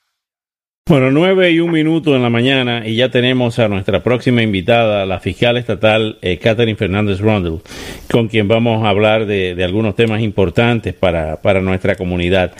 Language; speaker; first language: Spanish; native; Spanish